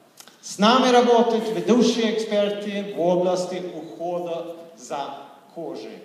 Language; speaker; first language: Russian; non-native, fluent; Swedish